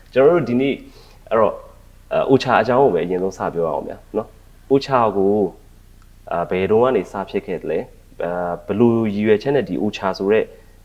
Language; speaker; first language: Burmese; native; Burmese